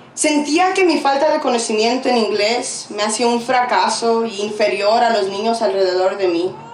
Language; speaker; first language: Spanish; early bilingual, other home language; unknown